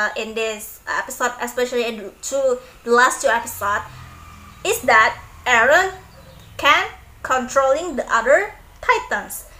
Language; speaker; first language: English; non-native, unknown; Indonesian